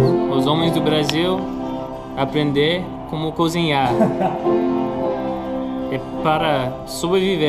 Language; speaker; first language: Portuguese; non-native, learner; English